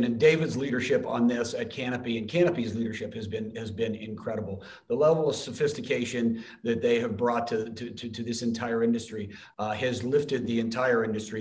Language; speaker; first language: English; native; English